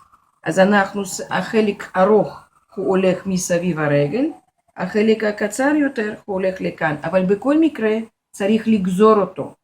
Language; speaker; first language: Hebrew; non-native, fluent; Russian